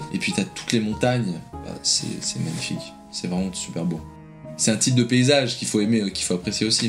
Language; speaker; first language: French; native; French